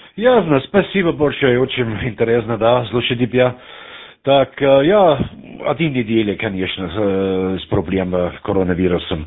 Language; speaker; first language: Russian; non-native, learner; German